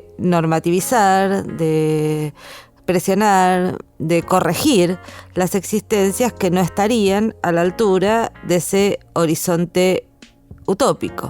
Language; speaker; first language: Spanish; native; Spanish